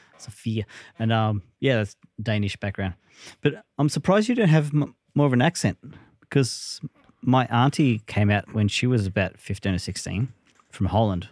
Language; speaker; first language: English; native; English